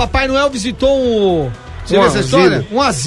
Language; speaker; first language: Portuguese; native; Portuguese